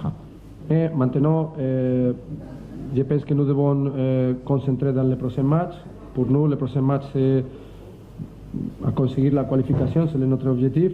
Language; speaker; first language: French; non-native, learner; Spanish